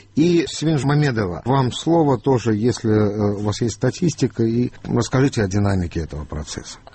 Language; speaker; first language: Russian; native; Russian